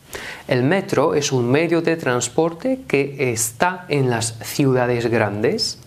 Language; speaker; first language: Spanish; non-native, fluent; Polish